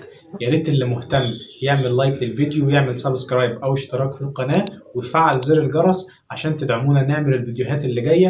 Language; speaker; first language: Arabic; native; Arabic